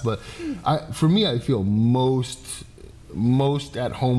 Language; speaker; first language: English; native; English